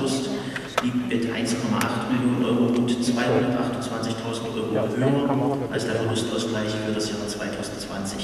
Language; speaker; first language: German; native; German